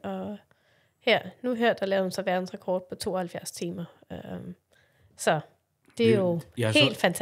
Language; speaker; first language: Danish; native; Danish